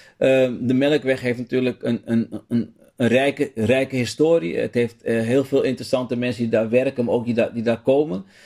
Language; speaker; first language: Dutch; native; Dutch